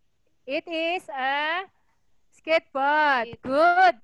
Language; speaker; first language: English; non-native, fluent; Indonesian